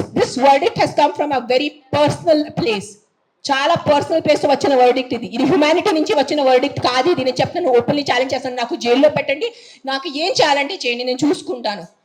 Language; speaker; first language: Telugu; non-native, fluent; Marathi